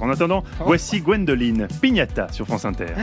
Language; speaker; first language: French; native; French